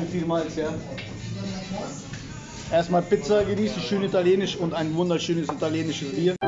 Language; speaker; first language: German; early bilingual, other home language; Russian